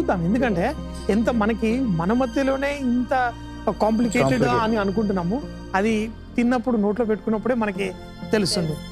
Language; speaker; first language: Telugu; native; Telugu